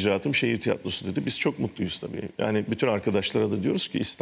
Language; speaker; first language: Turkish; native; Turkish